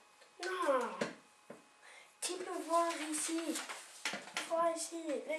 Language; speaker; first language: French; non-native, learner; English